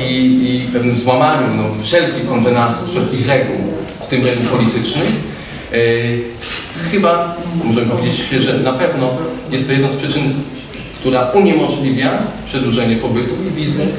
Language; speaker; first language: Polish; native; Polish